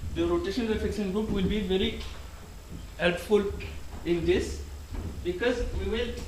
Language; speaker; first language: English; non-native, fluent; French